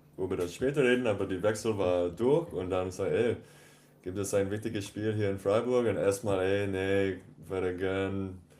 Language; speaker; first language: German; non-native, learner; English